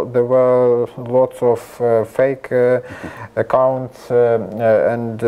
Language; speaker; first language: English; non-native, fluent; Ukrainian